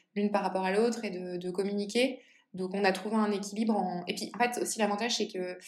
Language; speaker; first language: French; native; French